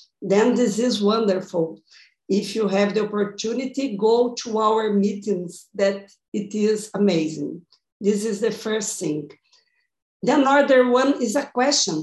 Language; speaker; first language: English; non-native, fluent; Portuguese